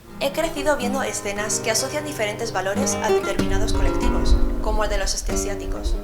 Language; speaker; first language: Spanish; early bilingual, other home language; Chinese